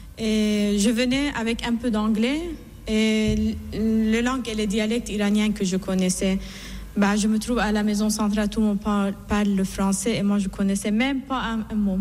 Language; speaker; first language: French; non-native, fluent; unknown